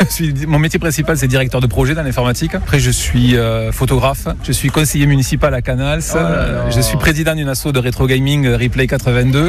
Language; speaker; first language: French; native; French